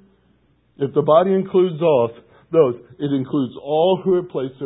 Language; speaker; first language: English; native; English